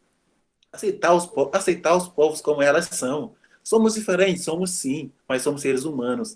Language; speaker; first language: Portuguese; non-native, local second language; Kabuverdianu